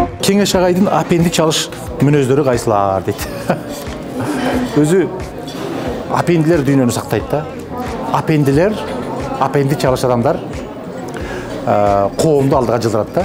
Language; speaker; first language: Kyrgyz; native; Kyrgyz